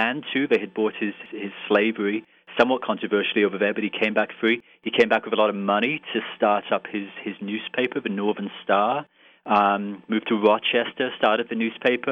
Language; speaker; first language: English; native; English